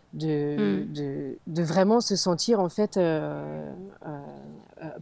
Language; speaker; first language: French; native; French